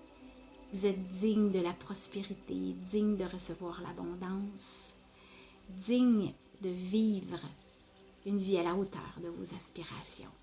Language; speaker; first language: French; native; French